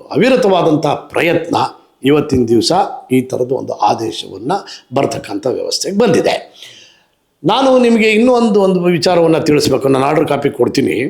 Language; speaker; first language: Kannada; native; Kannada